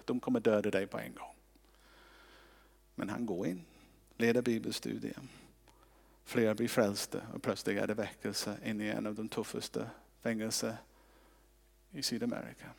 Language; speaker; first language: Swedish; non-native, fluent; English